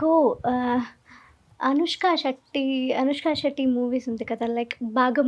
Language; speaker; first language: Telugu; non-native, learner; Malayalam